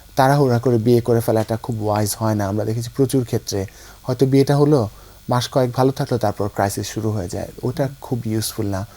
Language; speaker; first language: Bangla; native; Bangla